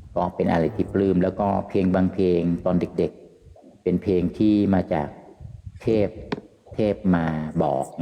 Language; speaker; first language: Thai; native; Thai